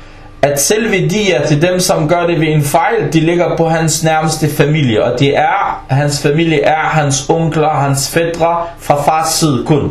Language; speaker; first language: Danish; early bilingual, other home language; Arabic